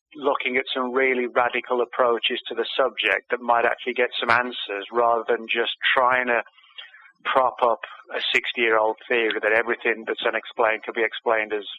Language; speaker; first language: English; native; English